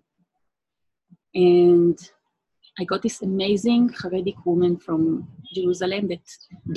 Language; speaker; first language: English; non-native, fluent; Hebrew